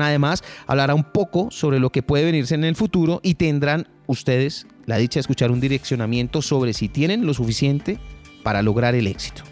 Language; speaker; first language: Spanish; native; Spanish